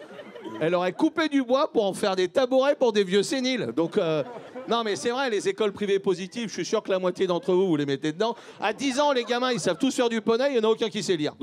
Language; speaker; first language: French; native; French